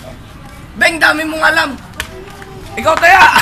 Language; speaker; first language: Filipino; native; Filipino